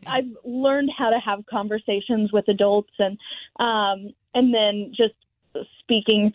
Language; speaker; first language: English; native; English